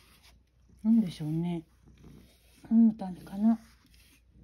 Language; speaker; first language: Japanese; native; Japanese